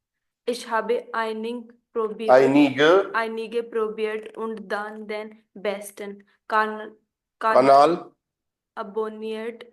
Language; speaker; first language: German; non-native, learner; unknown